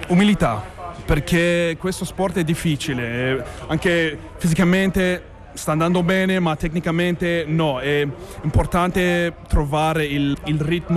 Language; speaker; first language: Italian; non-native, learner; English